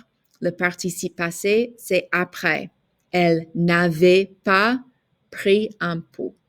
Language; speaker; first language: French; non-native, fluent; English